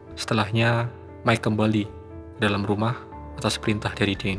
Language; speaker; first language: Indonesian; native; Indonesian